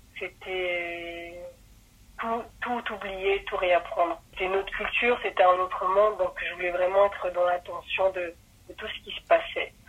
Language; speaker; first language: French; early bilingual, other home language; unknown